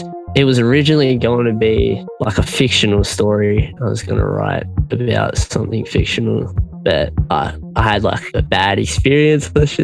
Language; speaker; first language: English; native; English